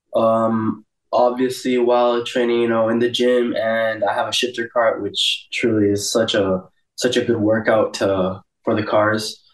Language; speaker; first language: English; early bilingual, other home language; Portuguese